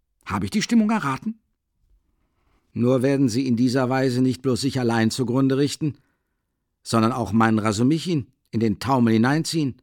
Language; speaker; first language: German; native; German